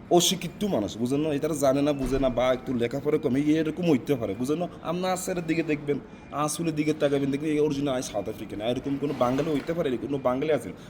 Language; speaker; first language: Bangla; non-native, fluent; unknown